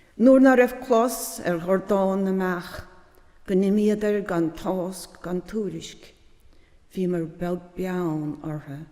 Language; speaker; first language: Irish; native; Irish